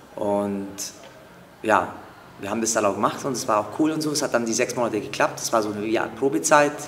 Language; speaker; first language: German; early bilingual, other home language; Turkish